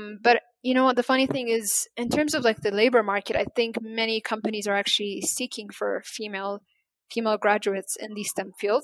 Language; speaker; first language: English; non-native, fluent; Amharic